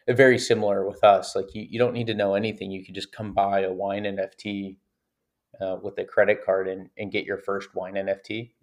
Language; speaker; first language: English; native; English